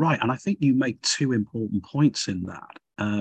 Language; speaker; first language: English; native; English